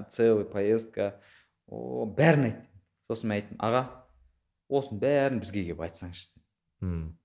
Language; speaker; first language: Kazakh; non-native, local second language; Uzbek